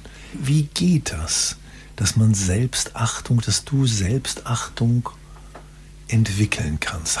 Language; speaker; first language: German; native; German